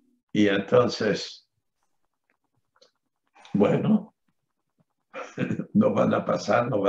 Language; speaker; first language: Spanish; non-native, fluent; French